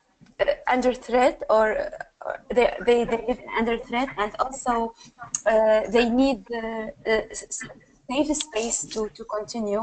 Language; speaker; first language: English; non-native, learner; Arabic